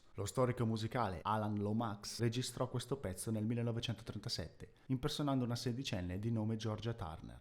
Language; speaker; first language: Italian; native; Italian